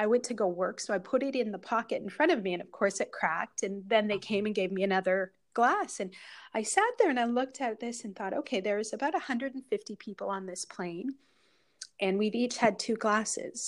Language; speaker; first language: English; native; English